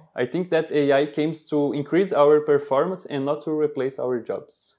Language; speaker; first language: English; non-native, learner; Portuguese